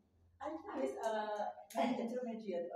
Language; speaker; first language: English; non-native, learner; Indonesian